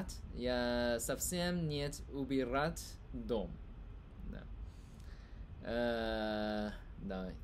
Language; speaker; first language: Russian; non-native, learner; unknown